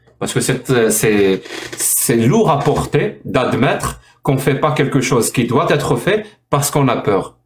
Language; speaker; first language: French; non-native, local second language; Arabic